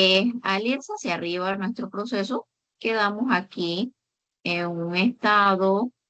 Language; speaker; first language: Spanish; native; Spanish